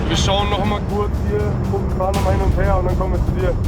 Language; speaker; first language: German; native; German